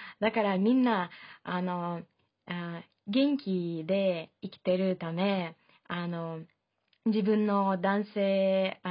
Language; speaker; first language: Japanese; non-native, fluent; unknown